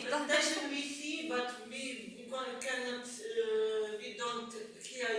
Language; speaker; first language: English; non-native, learner; Ukrainian